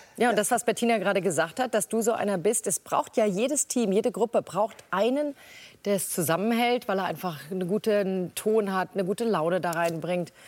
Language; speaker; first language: German; native; German